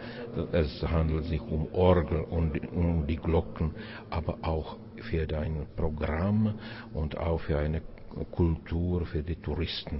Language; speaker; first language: German; non-native, fluent; Czech